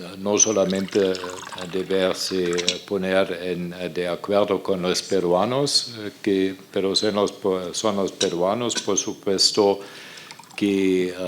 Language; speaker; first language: Spanish; non-native, fluent; German